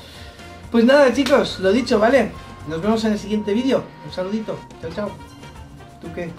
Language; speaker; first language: Spanish; native; Spanish